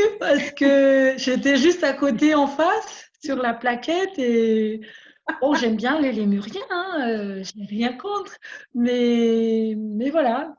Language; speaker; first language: French; non-native, local second language; Malagasy